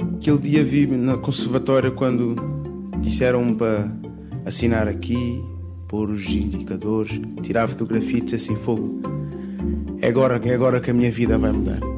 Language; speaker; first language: Portuguese; native; Portuguese